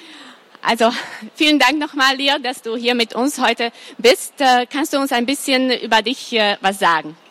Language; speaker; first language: German; non-native, fluent; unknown